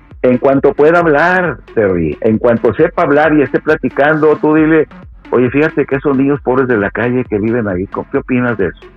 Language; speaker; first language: Spanish; native; Spanish